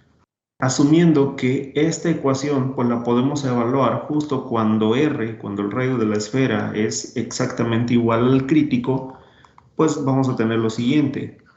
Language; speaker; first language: Spanish; native; Spanish